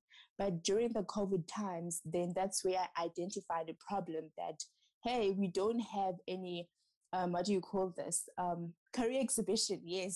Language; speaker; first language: English; non-native, local second language; Southern Sotho